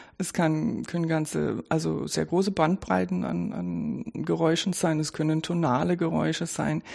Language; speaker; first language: German; native; German